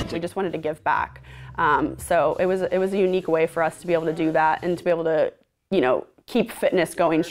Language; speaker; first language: English; native; English